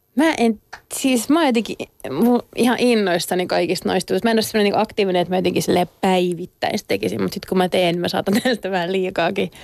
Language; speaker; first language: Finnish; native; Finnish